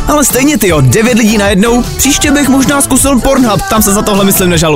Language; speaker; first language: Czech; native; Czech